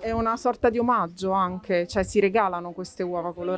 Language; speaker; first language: Italian; native; Italian